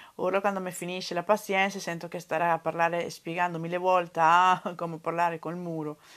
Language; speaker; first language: Italian; non-native, fluent; Spanish